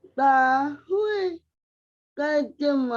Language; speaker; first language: Chinese; non-native, learner; Indonesian